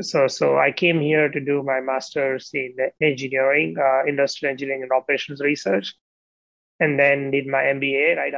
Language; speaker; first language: English; non-native, local second language; Gujarati